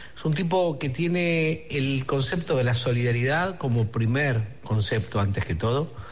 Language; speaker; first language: Spanish; native; Spanish